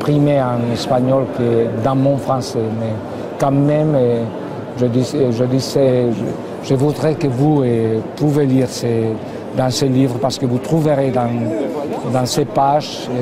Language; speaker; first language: French; non-native, fluent; Spanish